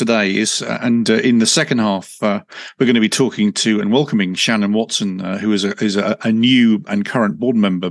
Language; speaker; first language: English; native; English